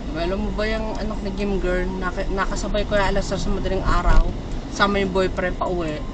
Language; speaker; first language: Filipino; native; Filipino